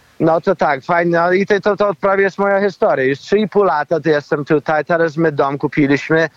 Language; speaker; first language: Polish; early bilingual, heritage; Polish